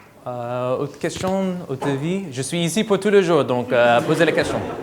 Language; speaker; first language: French; non-native, fluent; English